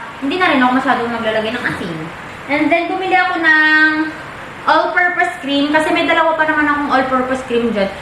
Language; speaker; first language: Filipino; non-native, local second language; Iloko